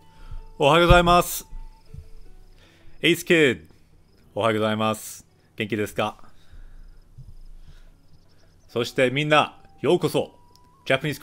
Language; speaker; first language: Japanese; non-native, fluent; English